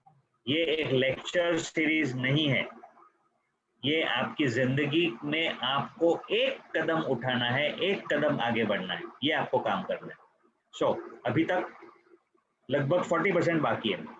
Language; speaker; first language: Hindi; native; Hindi